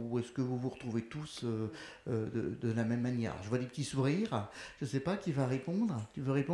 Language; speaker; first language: French; native; French